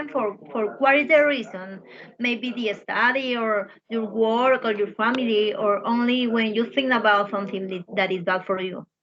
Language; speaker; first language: English; non-native, fluent; Spanish